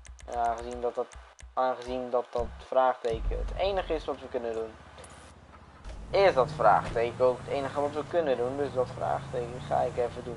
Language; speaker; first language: Dutch; early bilingual, other home language; Bosnian